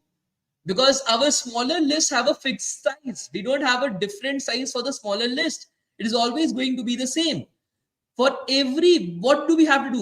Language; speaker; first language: English; non-native, local second language; Hindi